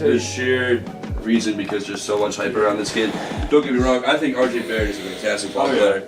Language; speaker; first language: English; native; English